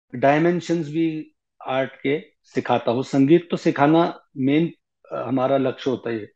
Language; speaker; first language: Hindi; native; Hindi